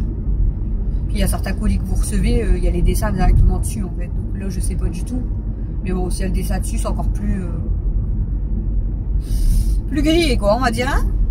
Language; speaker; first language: French; native; French